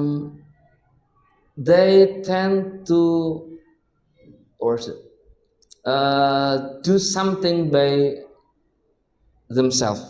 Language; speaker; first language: English; non-native, learner; Indonesian